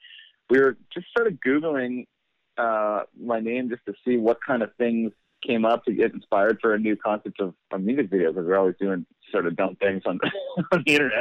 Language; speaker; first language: English; native; English